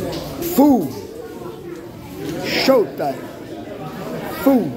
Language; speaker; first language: English; non-native, learner; Portuguese